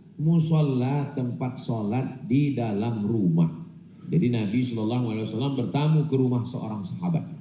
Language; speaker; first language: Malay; non-native, local second language; Minangkabau